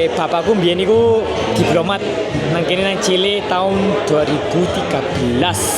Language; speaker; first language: Indonesian; native; Indonesian